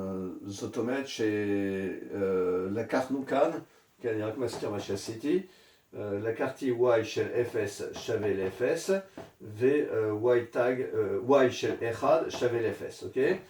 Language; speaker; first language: Hebrew; non-native, fluent; French